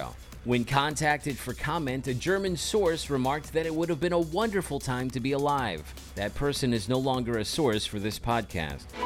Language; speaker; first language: English; native; English